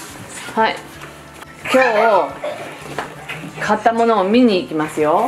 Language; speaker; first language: Japanese; native; Japanese